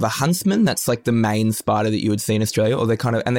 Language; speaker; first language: English; native; English